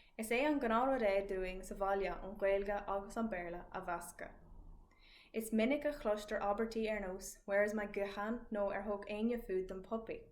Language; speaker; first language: Irish; non-native, local second language; English